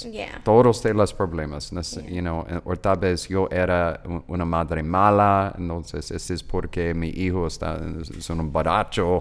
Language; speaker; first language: Spanish; non-native, learner; English